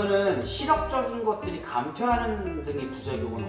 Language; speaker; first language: Korean; native; Korean